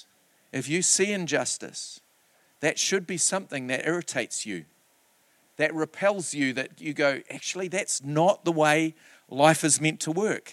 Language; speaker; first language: English; native; English